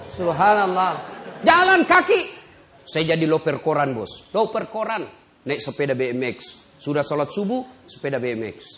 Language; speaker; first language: Indonesian; non-native, local second language; Buginese